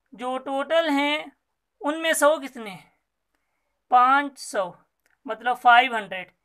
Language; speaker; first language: Urdu; non-native, local second language; Sindhi